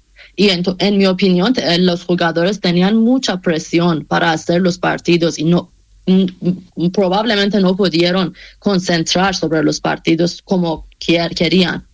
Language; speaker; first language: Spanish; non-native, fluent; Persian